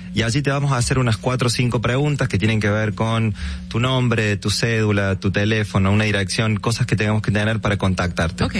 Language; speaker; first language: Spanish; native; Spanish